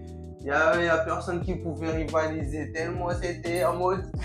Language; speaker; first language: French; non-native, local second language; Comorian